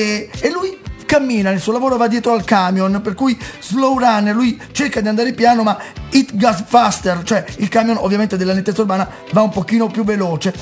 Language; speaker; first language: Italian; native; Italian